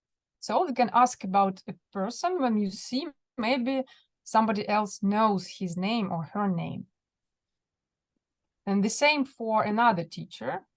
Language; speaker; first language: English; non-native, fluent; Russian